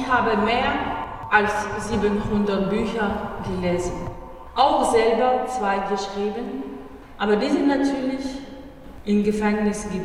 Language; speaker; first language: German; non-native, fluent; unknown